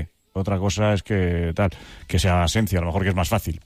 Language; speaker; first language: Spanish; native; Spanish